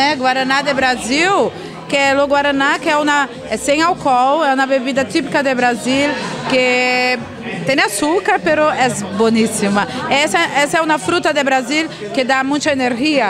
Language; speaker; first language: Spanish; non-native, learner; Portuguese